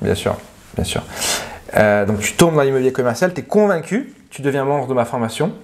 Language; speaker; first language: French; native; French